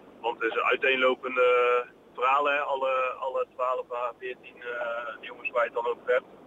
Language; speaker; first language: Dutch; native; Dutch